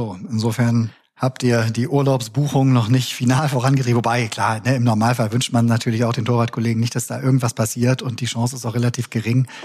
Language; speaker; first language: German; native; German